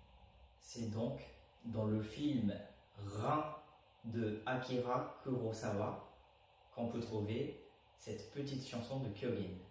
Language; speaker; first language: French; non-native, fluent; Japanese